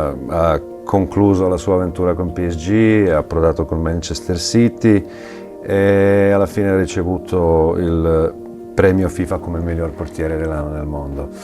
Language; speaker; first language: Italian; non-native, fluent; Slovenian